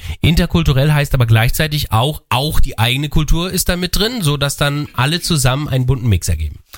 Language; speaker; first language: German; native; German